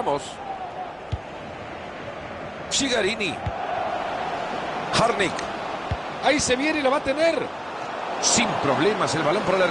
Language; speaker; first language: Spanish; native; Spanish